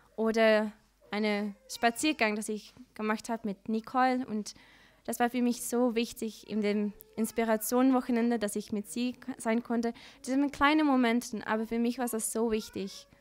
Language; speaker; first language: German; non-native, learner; Dutch